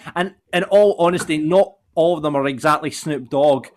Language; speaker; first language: English; native; English